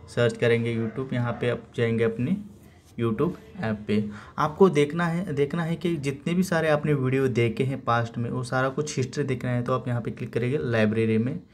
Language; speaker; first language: Hindi; non-native, local second language; Marathi